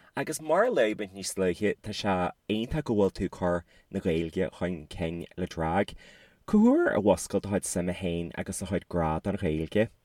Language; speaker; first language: Irish; native; Irish